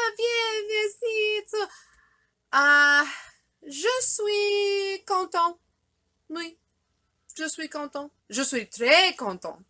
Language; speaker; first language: French; non-native, learner; English